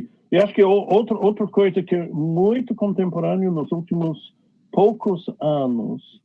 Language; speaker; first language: Portuguese; non-native, fluent; English